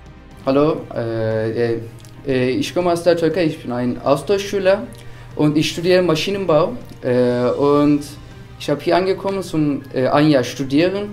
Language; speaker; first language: German; non-native, learner; Turkish